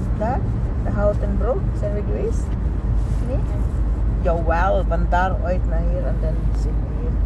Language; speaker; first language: Dutch; non-native, learner; Filipino